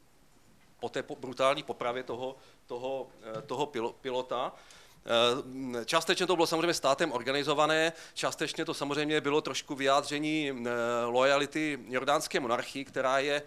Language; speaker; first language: Czech; native; Czech